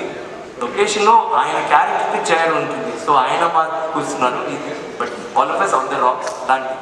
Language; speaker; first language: Telugu; non-native, fluent; Tamil